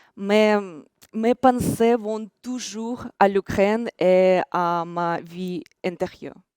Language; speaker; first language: French; non-native, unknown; Russian